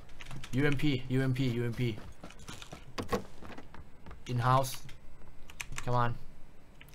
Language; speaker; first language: English; non-native, learner; Thai